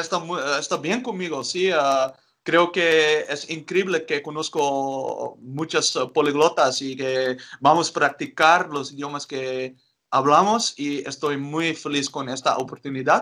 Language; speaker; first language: Spanish; non-native, learner; Dutch